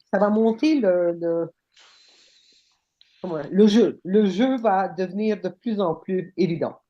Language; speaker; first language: French; non-native, local second language; English